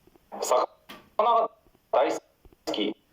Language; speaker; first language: Japanese; non-native, fluent; Chinese